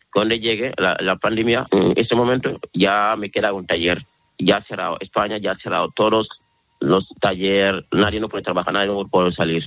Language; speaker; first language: Spanish; non-native, learner; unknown